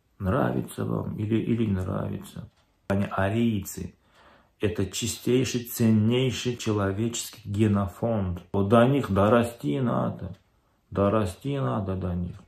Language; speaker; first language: Russian; non-native, local second language; Turkmen